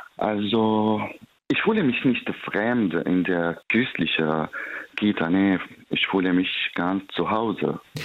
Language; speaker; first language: German; non-native, fluent; Arabic